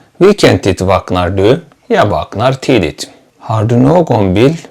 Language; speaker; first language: Swedish; non-native, fluent; Turkish